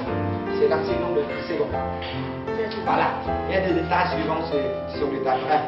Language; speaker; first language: French; non-native, learner; Vietnamese